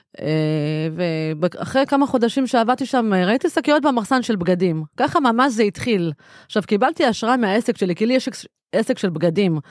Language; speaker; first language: Hebrew; native; Hebrew